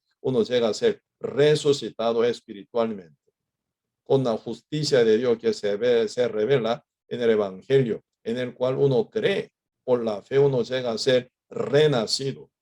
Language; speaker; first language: Spanish; non-native, fluent; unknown